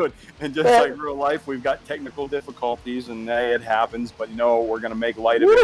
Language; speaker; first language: English; native; English